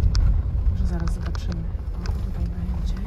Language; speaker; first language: Polish; native; Polish